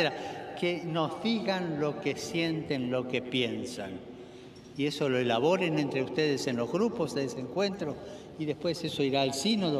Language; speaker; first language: Spanish; native; Spanish